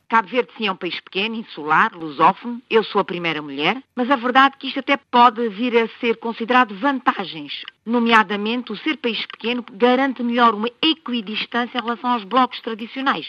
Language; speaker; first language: Portuguese; non-native, local second language; Kabuverdianu